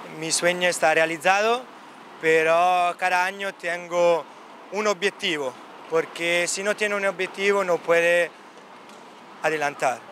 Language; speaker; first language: Spanish; non-native, learner; Italian